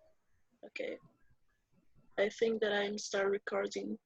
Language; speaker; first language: English; non-native, learner; Spanish